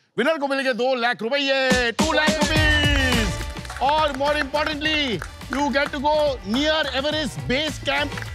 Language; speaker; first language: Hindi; non-native, local second language; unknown